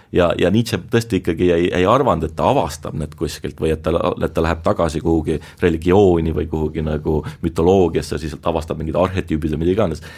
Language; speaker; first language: Estonian; native; Estonian